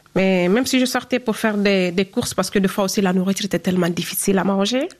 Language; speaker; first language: French; non-native, local second language; Fula